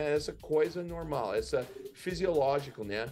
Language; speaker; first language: Portuguese; non-native, learner; English